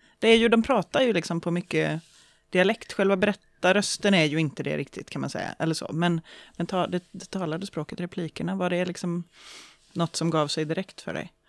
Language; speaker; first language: Swedish; native; Swedish